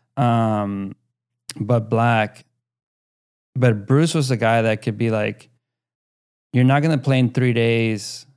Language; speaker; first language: English; early bilingual, other home language; Spanish